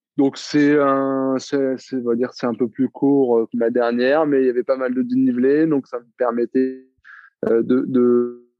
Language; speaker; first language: French; native; French